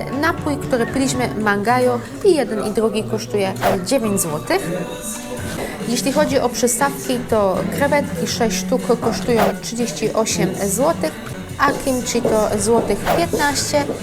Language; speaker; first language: Polish; native; Polish